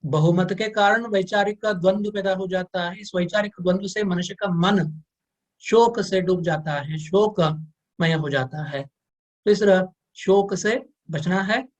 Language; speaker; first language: Hindi; non-native, local second language; Kannada